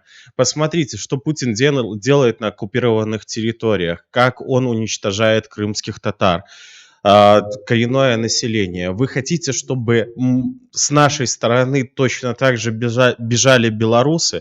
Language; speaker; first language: Russian; native; Russian